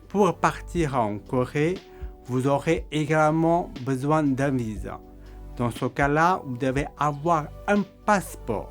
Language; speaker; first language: French; non-native, fluent; Korean